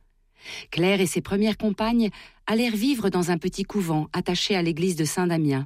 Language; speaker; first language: French; native; French